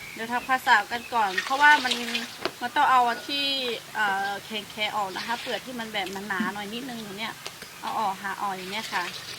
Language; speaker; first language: Thai; non-native, local second language; Lahu